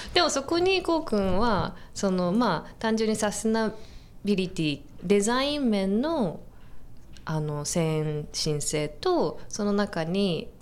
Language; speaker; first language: Japanese; native; Japanese